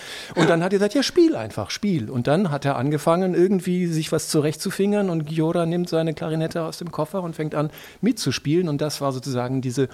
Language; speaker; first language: German; native; German